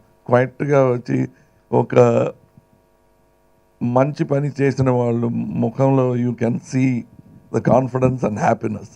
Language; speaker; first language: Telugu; non-native, local second language; Tamil